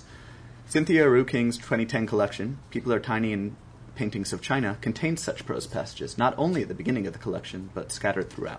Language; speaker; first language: English; native; English